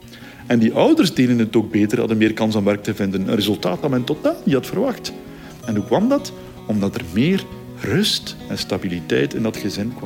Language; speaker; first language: Dutch; native; Dutch